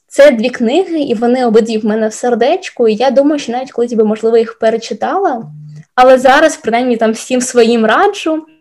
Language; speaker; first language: Ukrainian; non-native, local second language; Russian